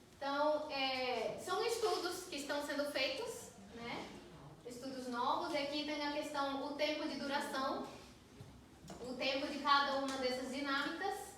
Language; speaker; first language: Portuguese; non-native, fluent; Spanish